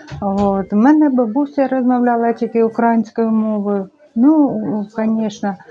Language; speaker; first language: Ukrainian; non-native, local second language; Russian